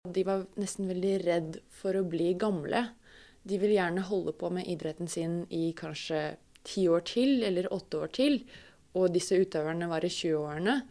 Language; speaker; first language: Norwegian; non-native, fluent; Russian